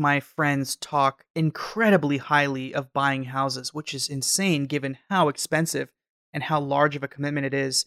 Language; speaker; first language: English; native; English